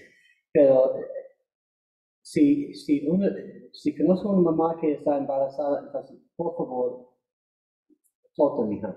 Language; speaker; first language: Spanish; non-native, fluent; English